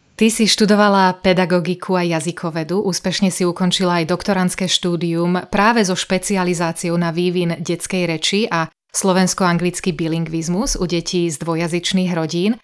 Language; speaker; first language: Slovak; native; Slovak